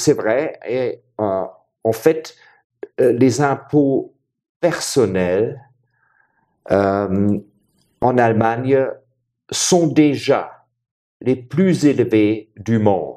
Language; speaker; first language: French; non-native, fluent; German